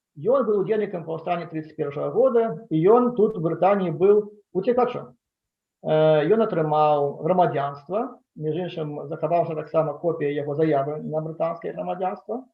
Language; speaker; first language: Belarusian; non-native, local second language; Russian